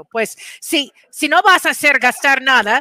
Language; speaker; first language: Spanish; non-native, fluent; English